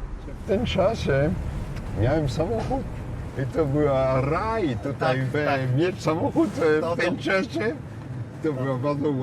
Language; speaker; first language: Polish; non-native, learner; French